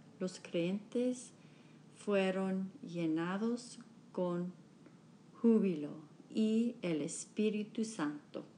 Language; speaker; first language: Spanish; non-native, learner; English